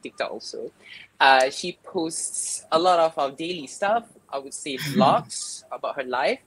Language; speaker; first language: English; non-native, local second language; Malay